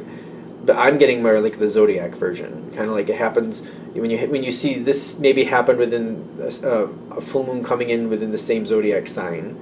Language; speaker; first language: English; native; English